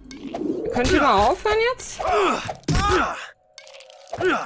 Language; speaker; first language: German; native; German